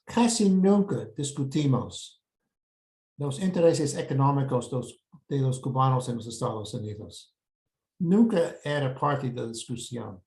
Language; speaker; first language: Spanish; non-native, fluent; English